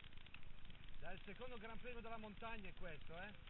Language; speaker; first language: Italian; native; Italian